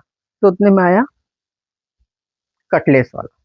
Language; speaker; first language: Hindi; native; Hindi